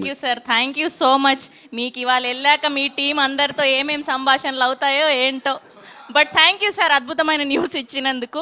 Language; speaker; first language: Telugu; native; Telugu